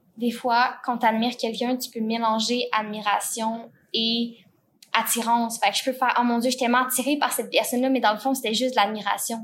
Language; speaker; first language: French; native; French